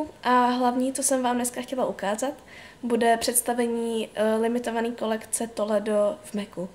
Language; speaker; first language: Czech; native; Czech